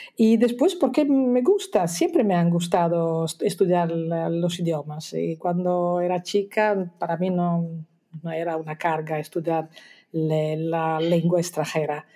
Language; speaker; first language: Spanish; non-native, fluent; Italian